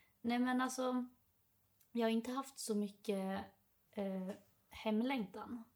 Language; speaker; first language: Swedish; native; Swedish